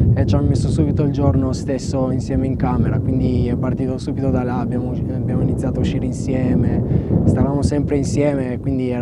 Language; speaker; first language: Italian; early bilingual, other home language; Albanian